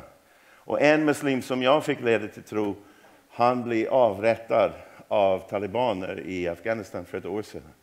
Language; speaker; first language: Swedish; non-native, fluent; English